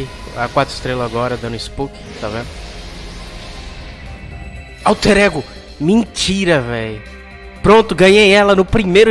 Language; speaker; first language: Portuguese; native; Portuguese